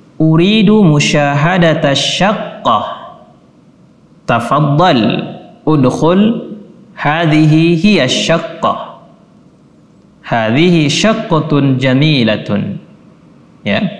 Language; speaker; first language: Arabic; non-native, fluent; Indonesian